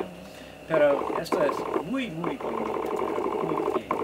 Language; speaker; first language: Spanish; non-native, learner; English